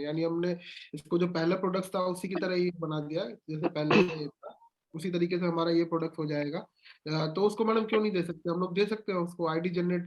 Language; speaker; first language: Hindi; native; Hindi